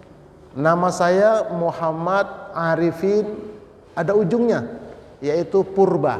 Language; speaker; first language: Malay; non-native, local second language; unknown